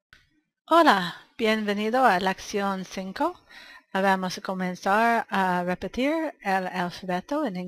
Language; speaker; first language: Spanish; non-native, learner; English